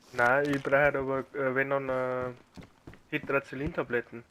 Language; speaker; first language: German; native; German